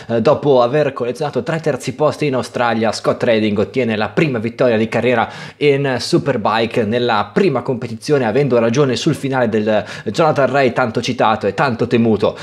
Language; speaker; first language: Italian; native; Italian